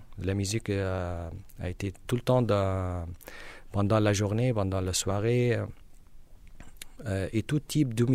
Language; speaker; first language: French; non-native, learner; Arabic